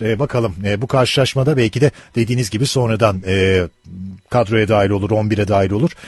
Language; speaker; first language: Turkish; native; Turkish